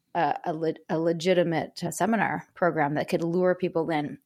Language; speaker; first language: English; native; English